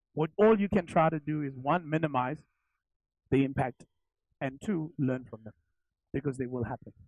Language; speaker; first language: English; non-native, local second language; Zulu